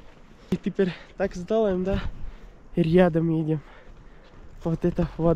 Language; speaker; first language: Russian; non-native, learner; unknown